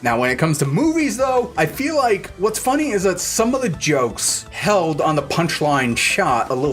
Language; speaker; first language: English; native; English